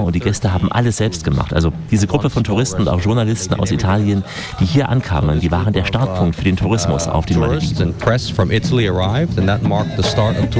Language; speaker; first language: German; native; German